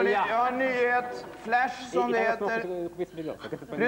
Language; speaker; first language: Swedish; native; Swedish